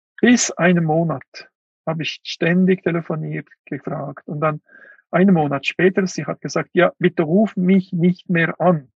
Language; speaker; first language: German; non-native, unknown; Uyghur